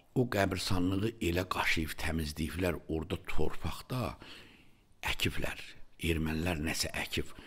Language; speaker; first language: Azerbaijani; native; Azerbaijani